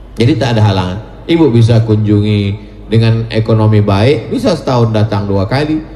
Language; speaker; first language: Indonesian; native; Indonesian